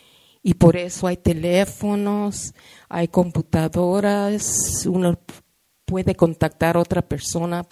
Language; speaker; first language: Spanish; early bilingual, heritage; Spanish